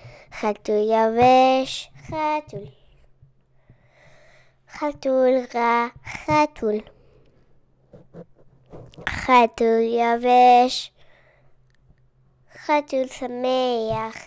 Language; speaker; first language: Hebrew; non-native, learner; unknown